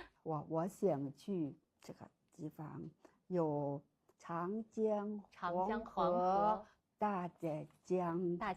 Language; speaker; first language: Chinese; non-native, learner; Thai